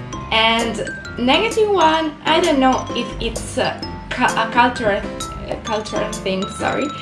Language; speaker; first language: English; non-native, fluent; Italian